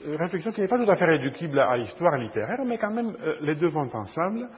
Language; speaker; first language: French; non-native, fluent; Romanian